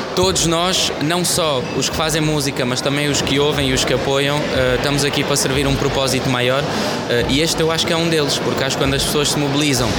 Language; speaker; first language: Portuguese; early bilingual, heritage; Portuguese